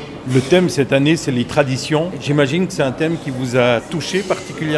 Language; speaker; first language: French; native; French